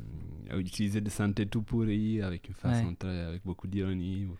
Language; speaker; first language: French; non-native, fluent; Italian